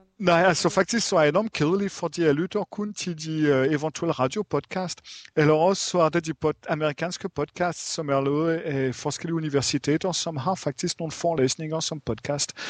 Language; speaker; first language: Danish; non-native, fluent; French